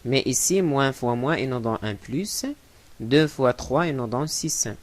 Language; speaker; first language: French; non-native, local second language; Arabic